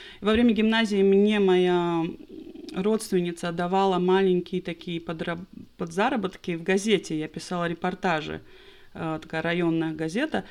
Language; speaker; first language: Russian; non-native, local second language; Latvian